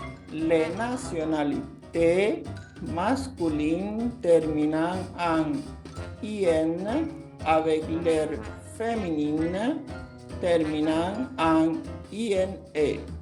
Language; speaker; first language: French; non-native, fluent; Portuguese